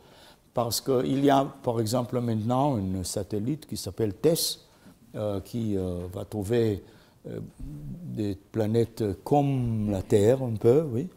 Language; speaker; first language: French; non-native, learner; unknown